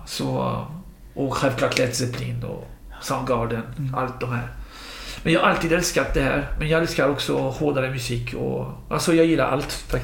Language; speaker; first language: Swedish; non-native, fluent; French